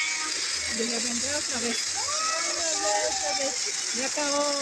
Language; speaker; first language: Spanish; native; Spanish